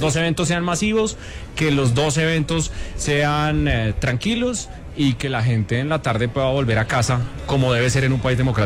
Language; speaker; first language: Spanish; native; Spanish